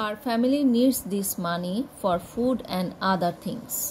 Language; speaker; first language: English; non-native, local second language; Bangla